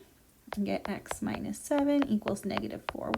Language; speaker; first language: English; native; English